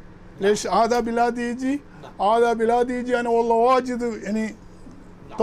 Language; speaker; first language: Arabic; non-native, learner; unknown